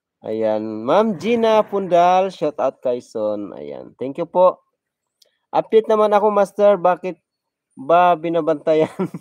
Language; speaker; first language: Filipino; non-native, local second language; Cebuano